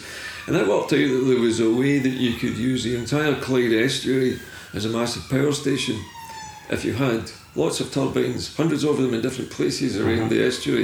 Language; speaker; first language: English; native; English